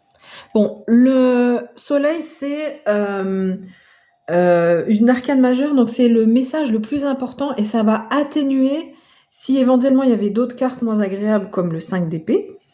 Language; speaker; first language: French; native; French